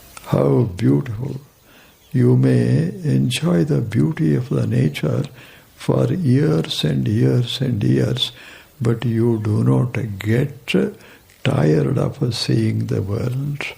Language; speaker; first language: English; non-native, local second language; Kannada